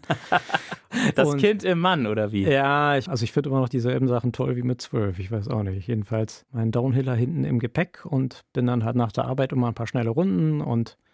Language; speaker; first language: German; native; German